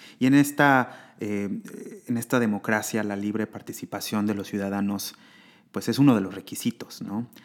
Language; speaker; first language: Spanish; native; Spanish